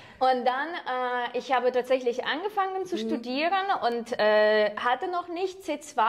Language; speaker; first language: German; non-native, fluent; Ukrainian